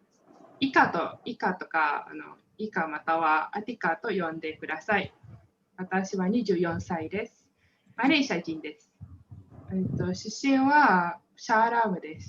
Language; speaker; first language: Japanese; non-native, learner; Malay